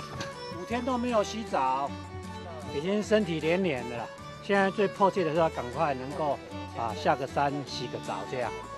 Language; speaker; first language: Chinese; native; Chinese